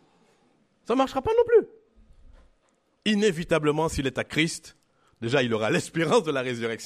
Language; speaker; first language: French; native; French